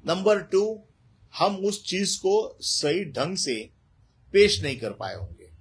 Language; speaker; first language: Hindi; non-native, local second language; Marathi